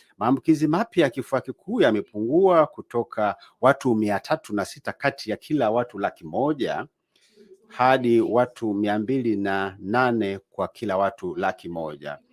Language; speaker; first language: Swahili; native; Swahili